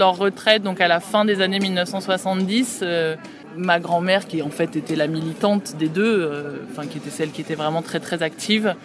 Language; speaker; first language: French; native; French